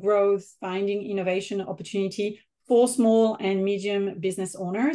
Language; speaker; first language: English; non-native, fluent; French